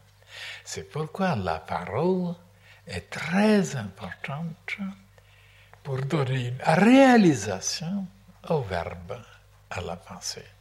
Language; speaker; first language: French; non-native, fluent; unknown